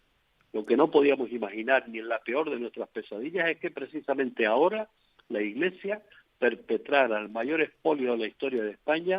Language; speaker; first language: Spanish; native; Spanish